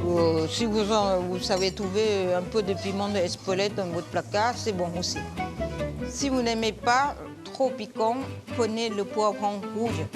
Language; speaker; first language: French; non-native, fluent; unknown